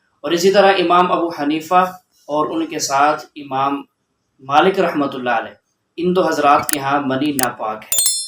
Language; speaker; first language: Urdu; native; Urdu